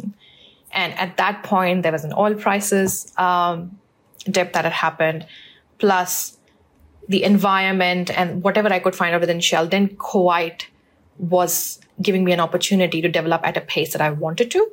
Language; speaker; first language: English; non-native, local second language; Hindi